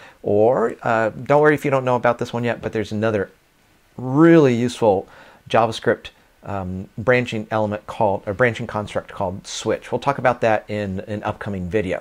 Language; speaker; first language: English; native; English